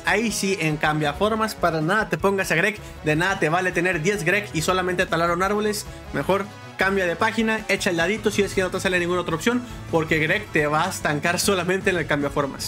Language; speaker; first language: Spanish; native; Spanish